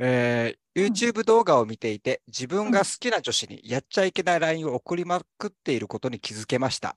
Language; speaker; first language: Japanese; native; Japanese